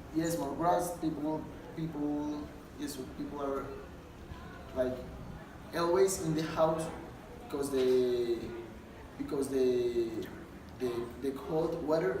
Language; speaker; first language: English; non-native, learner; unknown